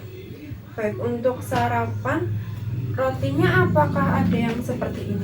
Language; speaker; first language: Indonesian; native; Indonesian